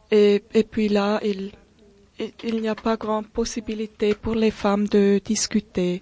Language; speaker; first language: French; non-native, local second language; German